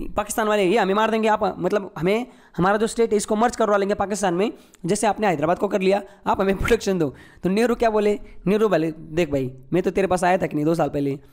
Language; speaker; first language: Hindi; non-native, local second language; Marathi